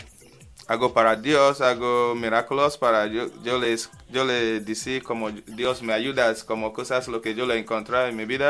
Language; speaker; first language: Spanish; non-native, learner; English